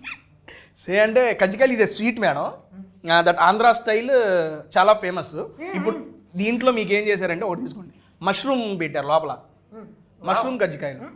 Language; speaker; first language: Telugu; native; Telugu